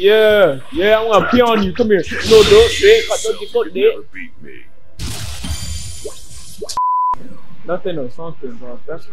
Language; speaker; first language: English; native; English